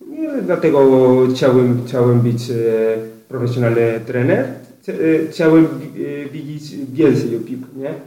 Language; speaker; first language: Polish; non-native, learner; Spanish